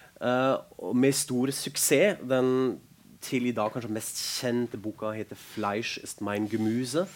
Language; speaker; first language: Norwegian; non-native, fluent; German